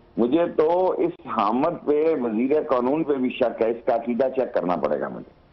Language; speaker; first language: Urdu; non-native, local second language; Punjabi